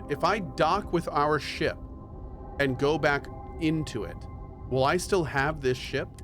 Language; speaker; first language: English; native; English